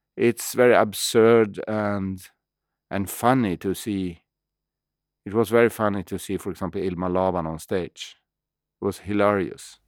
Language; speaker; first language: English; non-native, fluent; Swedish